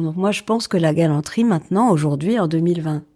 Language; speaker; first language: French; native; French